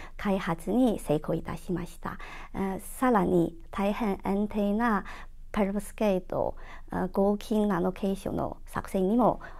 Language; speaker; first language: Japanese; non-native, fluent; Chinese